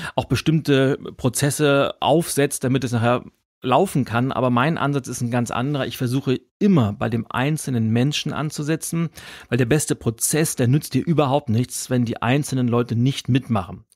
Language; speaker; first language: German; native; German